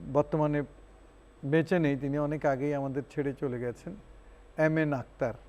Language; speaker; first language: Bangla; non-native, local second language; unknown